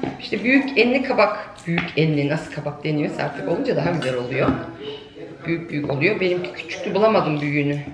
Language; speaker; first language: Turkish; early bilingual, heritage; Turkish